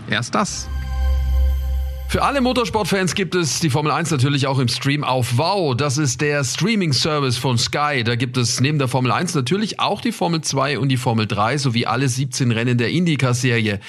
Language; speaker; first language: German; native; German